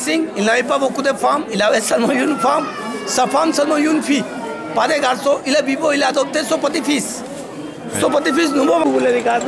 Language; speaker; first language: French; non-native, learner; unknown